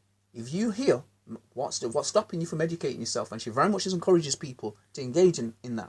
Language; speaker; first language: English; native; English